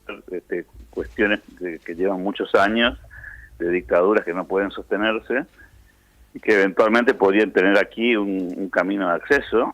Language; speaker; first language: Spanish; native; Spanish